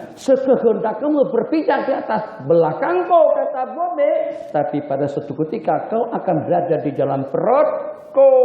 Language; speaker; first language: Malay; non-native, fluent; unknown